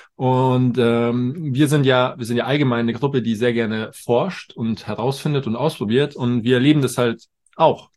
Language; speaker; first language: German; native; German